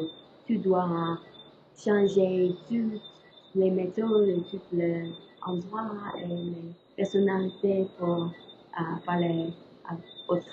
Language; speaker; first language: French; non-native, learner; English